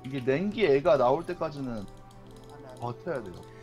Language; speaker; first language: Korean; native; Korean